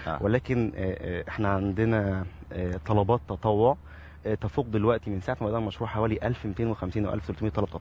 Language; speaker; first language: Arabic; native; Arabic